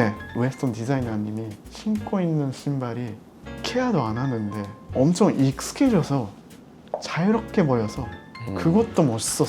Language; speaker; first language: Korean; non-native, fluent; Japanese